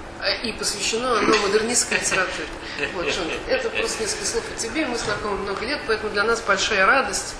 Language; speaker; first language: Russian; native; Russian